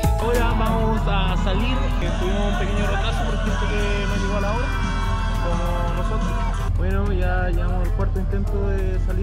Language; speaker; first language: Spanish; native; Spanish